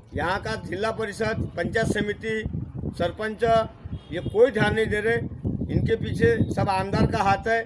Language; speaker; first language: Hindi; non-native, local second language; Marathi